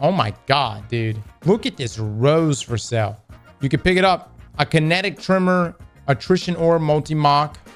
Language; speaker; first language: English; native; English